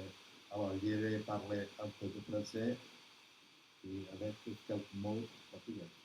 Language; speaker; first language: French; non-native, learner; Portuguese